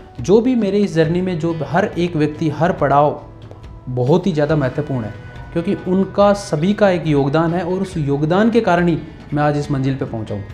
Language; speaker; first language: Hindi; native; Hindi